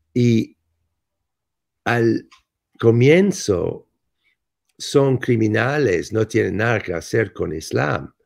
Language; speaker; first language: Spanish; non-native, fluent; English